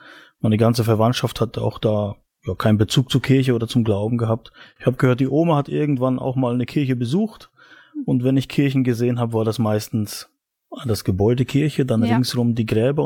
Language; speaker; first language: German; native; German